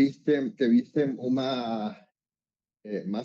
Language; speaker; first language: Portuguese; non-native, learner; Spanish